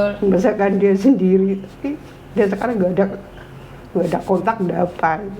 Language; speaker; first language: Indonesian; non-native, local second language; Javanese